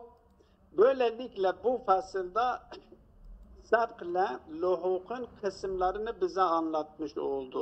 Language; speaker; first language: Turkish; native; Turkish